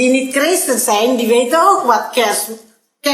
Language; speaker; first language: Dutch; non-native, learner; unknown